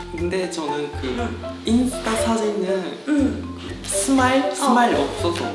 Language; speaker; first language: Korean; non-native, learner; Japanese